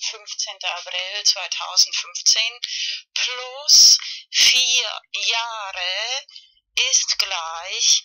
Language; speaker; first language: German; non-native, fluent; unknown